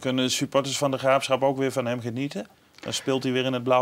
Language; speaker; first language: Dutch; native; Dutch